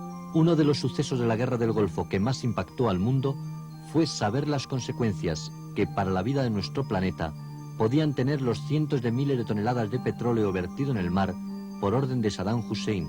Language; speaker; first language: Spanish; native; Spanish